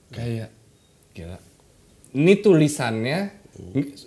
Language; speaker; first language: Indonesian; native; Indonesian